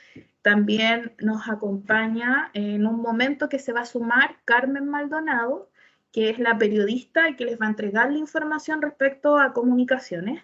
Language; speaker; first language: Spanish; native; Spanish